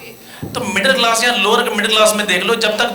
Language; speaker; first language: Hindi; native; Hindi